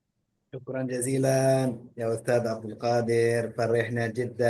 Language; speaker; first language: Arabic; early bilingual, heritage; Indonesian